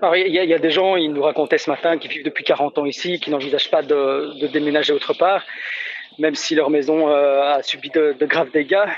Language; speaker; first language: French; native; French